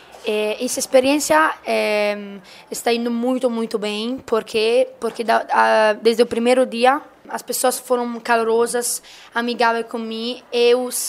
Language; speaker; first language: Portuguese; non-native, learner; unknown